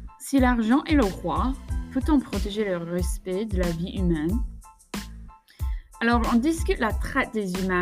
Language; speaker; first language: French; non-native, fluent; English